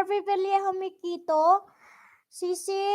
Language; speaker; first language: Filipino; non-native, local second language; Bikol